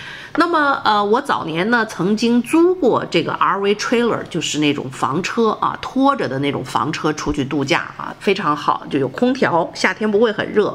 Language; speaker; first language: Chinese; native; Chinese